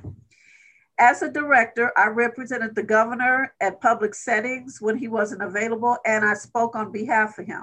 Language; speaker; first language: English; native; English